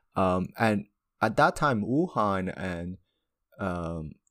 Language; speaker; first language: English; non-native, fluent; Chinese